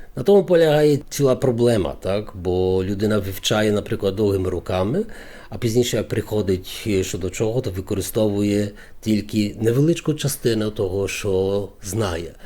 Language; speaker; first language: Ukrainian; native; Ukrainian